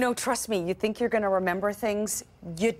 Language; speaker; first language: English; native; English